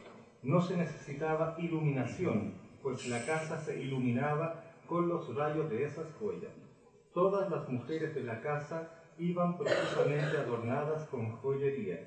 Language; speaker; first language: Spanish; native; Spanish